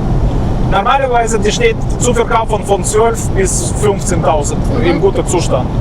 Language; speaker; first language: German; non-native, learner; Russian